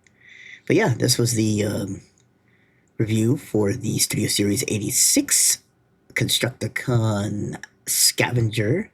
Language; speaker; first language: English; native; English